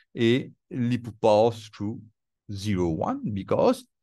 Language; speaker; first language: English; non-native, local second language; Morisyen